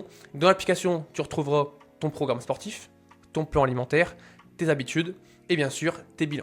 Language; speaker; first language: French; native; French